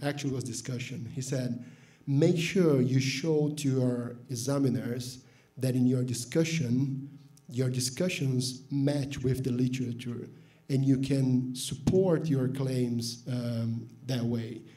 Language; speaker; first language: English; non-native, fluent; Portuguese